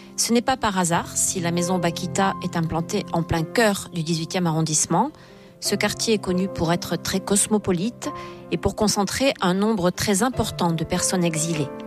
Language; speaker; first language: French; native; French